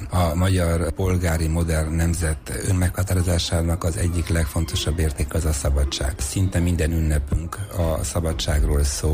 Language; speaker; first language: Hungarian; native; Hungarian